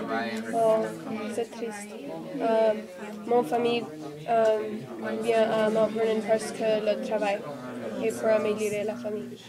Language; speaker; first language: French; non-native, learner; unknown